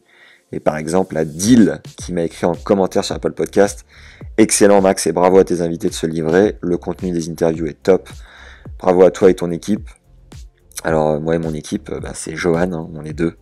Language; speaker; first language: French; native; French